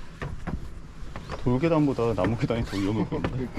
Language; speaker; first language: Korean; native; Korean